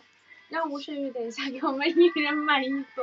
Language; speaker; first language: Chinese; native; Chinese